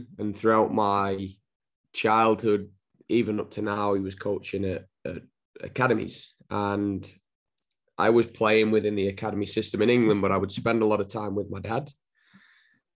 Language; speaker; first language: English; native; English